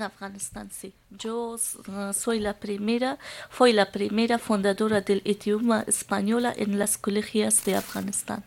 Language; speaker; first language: Spanish; non-native, learner; Persian